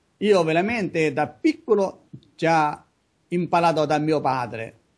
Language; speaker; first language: Italian; non-native, learner; Chinese